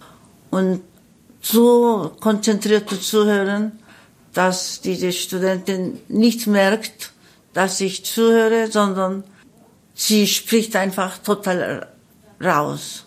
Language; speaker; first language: German; non-native, learner; Korean